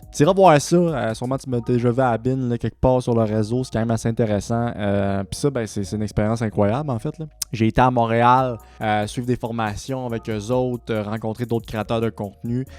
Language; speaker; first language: French; native; French